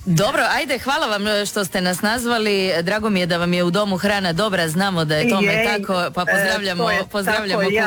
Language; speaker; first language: Serbian; native; Serbian